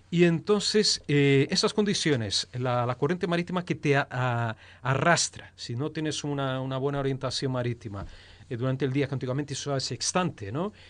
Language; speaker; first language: Spanish; early bilingual, heritage; Spanish